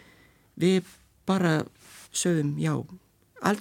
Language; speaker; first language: Icelandic; non-native, fluent; Lithuanian